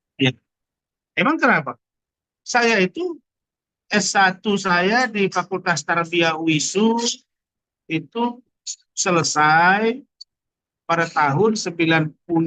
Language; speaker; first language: Indonesian; native; Indonesian